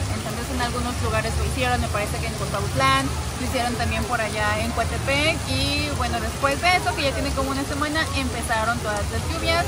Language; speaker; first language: Spanish; native; Spanish